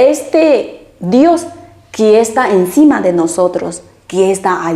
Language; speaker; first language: Spanish; non-native, fluent; Chinese